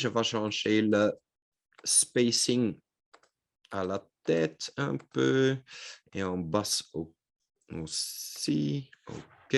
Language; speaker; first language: French; non-native, local second language; Dutch